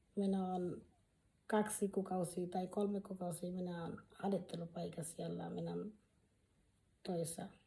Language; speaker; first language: Finnish; non-native, learner; Bangla